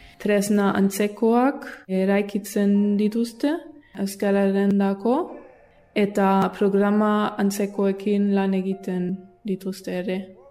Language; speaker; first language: Basque; non-native, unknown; German